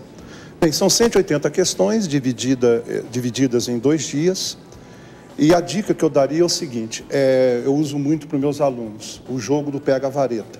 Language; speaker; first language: Portuguese; native; Portuguese